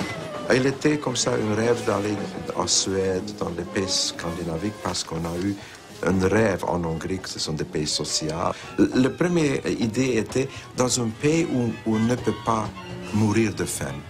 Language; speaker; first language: French; non-native, fluent; Hungarian